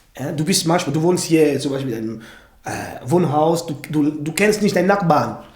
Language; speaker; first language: German; non-native, fluent; French